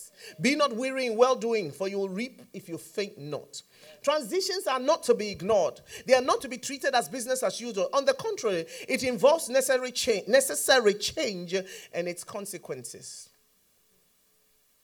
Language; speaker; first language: English; non-native, local second language; Akan